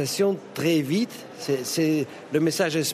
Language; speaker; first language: French; non-native, fluent; Russian